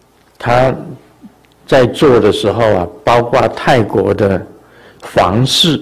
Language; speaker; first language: Chinese; native; Chinese